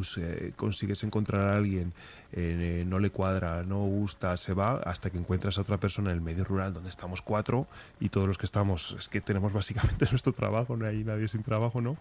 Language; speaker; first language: Spanish; native; Spanish